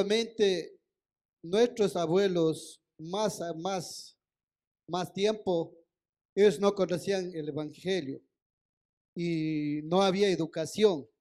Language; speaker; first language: Spanish; non-native, local second language; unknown